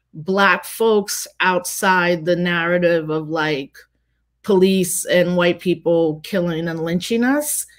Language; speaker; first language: English; native; English